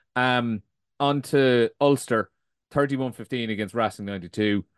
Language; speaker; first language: English; native; English